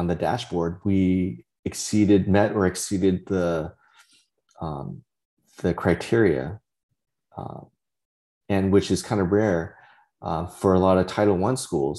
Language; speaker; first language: English; early bilingual, other home language; Vietnamese